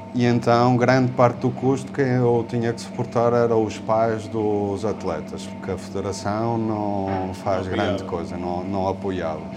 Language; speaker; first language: Portuguese; early bilingual, other home language; Spanish